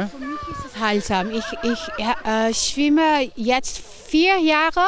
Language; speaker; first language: German; non-native, learner; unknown